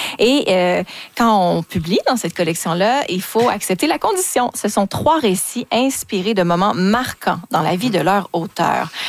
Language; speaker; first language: French; native; French